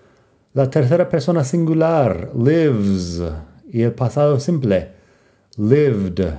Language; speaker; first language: Spanish; non-native, fluent; English